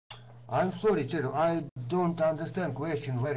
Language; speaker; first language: English; non-native, learner; Russian